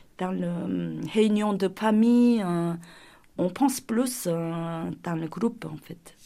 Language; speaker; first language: French; non-native, fluent; Korean